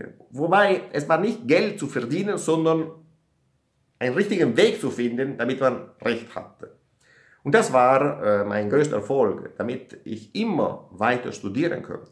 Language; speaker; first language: German; non-native, learner; Italian